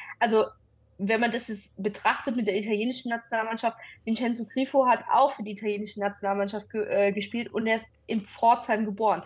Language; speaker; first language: German; early bilingual, other home language; Italian